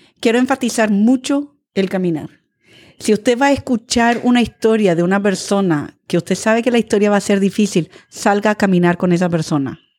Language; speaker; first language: Spanish; early bilingual, other home language; English